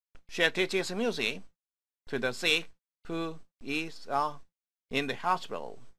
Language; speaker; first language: English; non-native, fluent; Korean